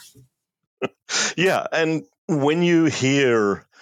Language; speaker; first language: English; native; English